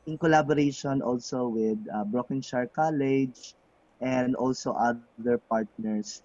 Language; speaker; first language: English; non-native, local second language; Cebuano